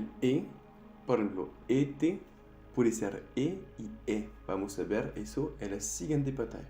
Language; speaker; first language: Spanish; non-native, fluent; French